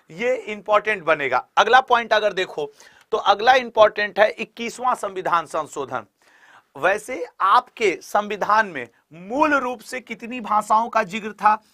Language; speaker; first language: Hindi; native; Hindi